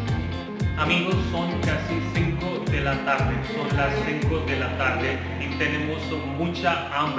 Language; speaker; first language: Spanish; non-native, fluent; Hindi